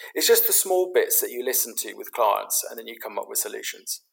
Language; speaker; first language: English; native; English